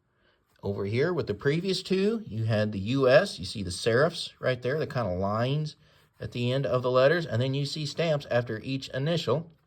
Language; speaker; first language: English; native; English